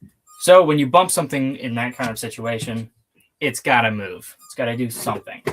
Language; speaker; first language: English; native; English